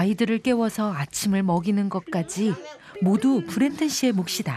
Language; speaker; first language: Korean; native; Korean